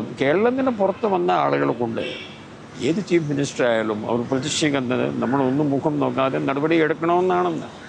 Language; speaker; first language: Malayalam; non-native, fluent; Hindi